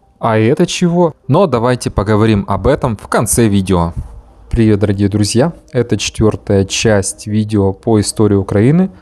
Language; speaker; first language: Russian; native; Russian